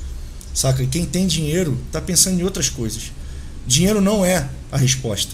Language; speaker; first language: Portuguese; native; Portuguese